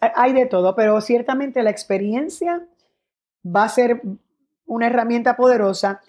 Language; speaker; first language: Spanish; native; Spanish